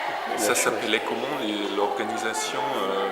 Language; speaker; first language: French; non-native, fluent; German